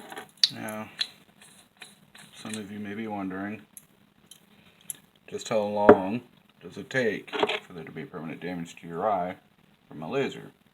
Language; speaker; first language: English; native; English